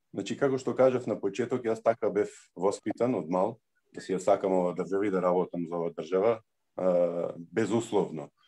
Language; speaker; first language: Macedonian; early bilingual, heritage; Macedonian